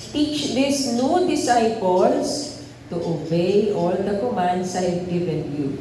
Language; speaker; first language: English; non-native, local second language; Filipino